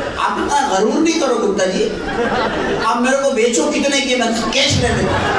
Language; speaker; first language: Urdu; native; Urdu